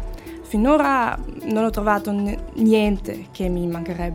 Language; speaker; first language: Italian; non-native, fluent; German